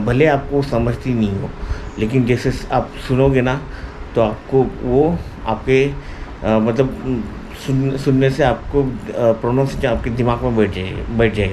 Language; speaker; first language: Hindi; non-native, local second language; Marathi